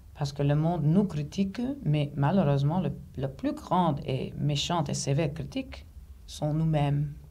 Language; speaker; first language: French; non-native, fluent; Greek